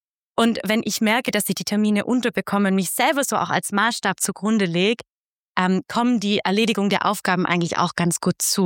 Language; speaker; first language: German; native; German